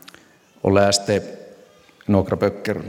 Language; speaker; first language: Swedish; non-native, local second language; Finnish